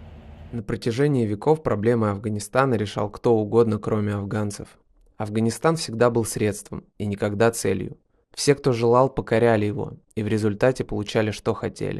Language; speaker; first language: Russian; native; Russian